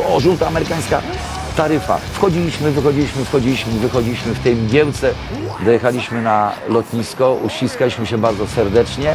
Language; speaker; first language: Polish; native; Polish